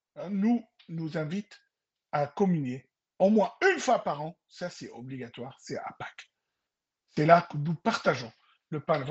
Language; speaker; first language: French; non-native, local second language; Arabic